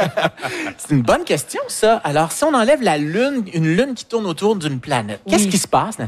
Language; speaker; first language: French; native; French